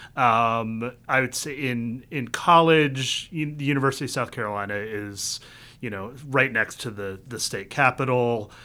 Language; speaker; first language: English; early bilingual, other home language; Vietnamese